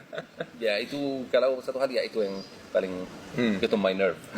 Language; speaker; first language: Indonesian; non-native, fluent; Arabic